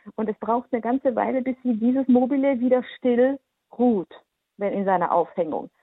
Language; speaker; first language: German; early bilingual, heritage; German